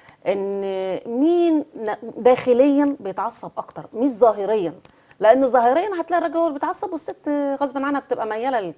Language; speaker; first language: Arabic; native; Arabic